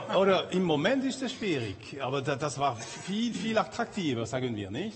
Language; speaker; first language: German; non-native, local second language; French